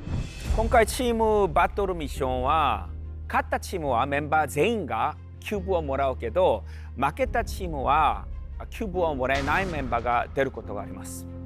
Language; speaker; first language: Japanese; non-native, fluent; Korean